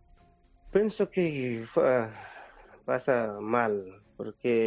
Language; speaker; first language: Spanish; non-native, learner; Persian